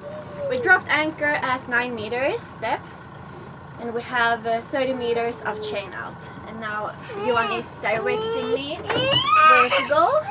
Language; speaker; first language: English; non-native, fluent; Swedish